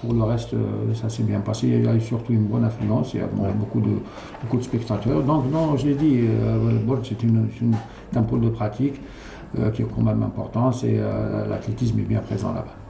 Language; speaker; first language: French; non-native, local second language; Arabic